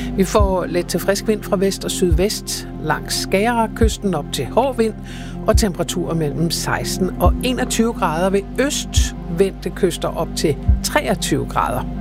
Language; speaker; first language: Danish; native; Danish